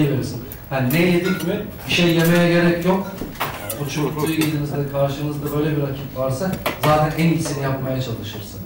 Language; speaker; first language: Turkish; native; Turkish